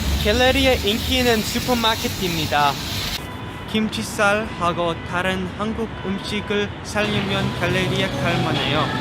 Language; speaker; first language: Korean; early bilingual, heritage; English